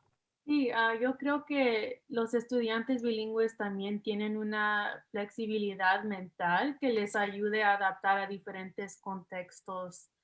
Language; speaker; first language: Spanish; early bilingual, heritage; English